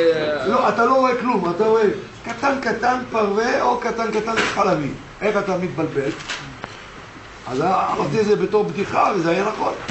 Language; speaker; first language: Hebrew; non-native, fluent; French